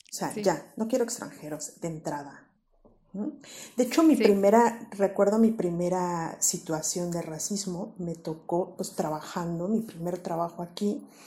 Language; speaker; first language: Spanish; native; Spanish